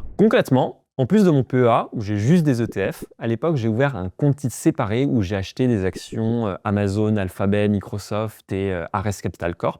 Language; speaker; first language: French; native; French